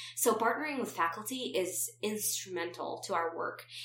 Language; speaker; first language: English; non-native, fluent; Romanian